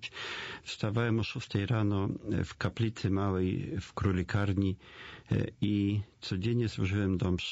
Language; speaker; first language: Polish; native; Polish